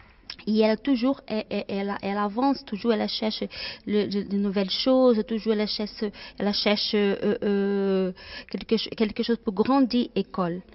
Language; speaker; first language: French; non-native, fluent; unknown